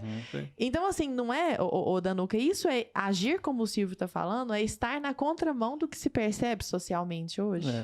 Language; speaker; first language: Portuguese; native; Portuguese